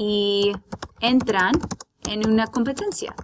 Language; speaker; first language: Spanish; non-native, fluent; English